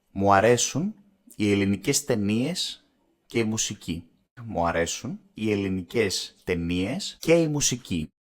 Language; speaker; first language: Greek; non-native, learner; English